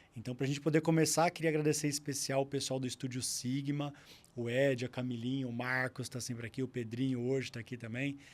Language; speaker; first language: Portuguese; native; Portuguese